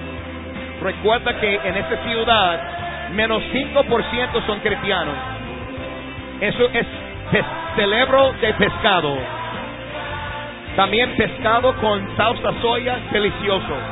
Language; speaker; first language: Spanish; non-native, fluent; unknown